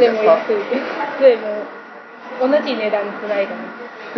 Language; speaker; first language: Japanese; non-native, learner; Thai